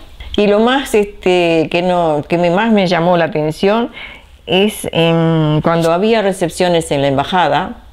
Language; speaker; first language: Spanish; early bilingual, other home language; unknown